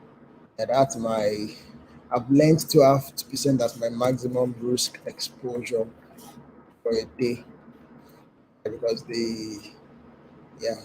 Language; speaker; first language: English; non-native, local second language; Yoruba